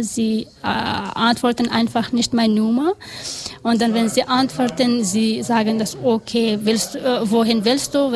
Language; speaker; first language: German; non-native, learner; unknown